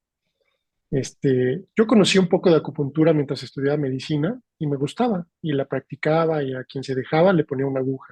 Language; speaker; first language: Spanish; native; Spanish